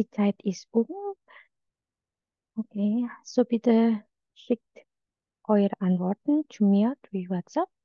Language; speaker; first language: German; non-native, fluent; Indonesian